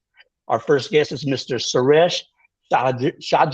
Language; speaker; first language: English; native; English